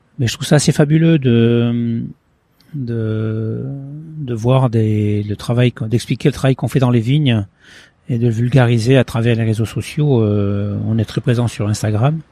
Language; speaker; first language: French; early bilingual, other home language; Portuguese